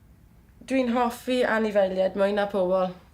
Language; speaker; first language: Welsh; non-native, local second language; English